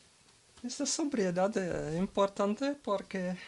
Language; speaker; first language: Spanish; non-native, learner; German